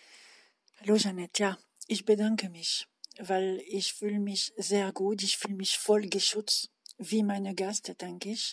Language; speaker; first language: German; non-native, learner; French